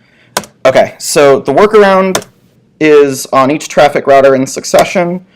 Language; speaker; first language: English; native; English